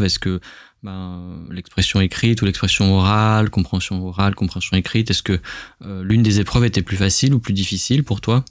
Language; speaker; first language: French; native; French